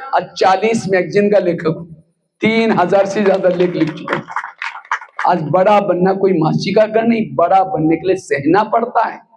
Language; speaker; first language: Hindi; non-native, local second language; Marathi